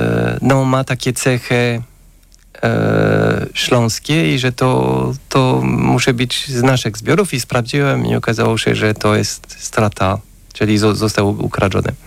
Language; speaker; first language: Polish; non-native, fluent; French